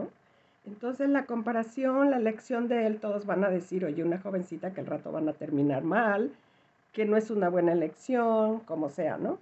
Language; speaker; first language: Spanish; native; Spanish